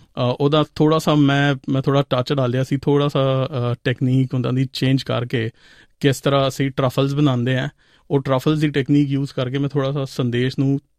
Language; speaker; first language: Punjabi; non-native, local second language; Hindi